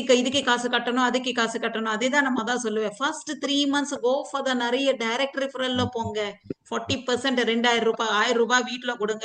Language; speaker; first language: Tamil; non-native, fluent; Telugu